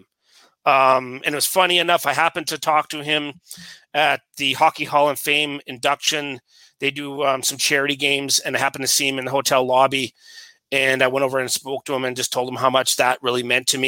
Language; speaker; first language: English; native; English